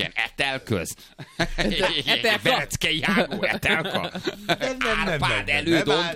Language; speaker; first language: Hungarian; native; Hungarian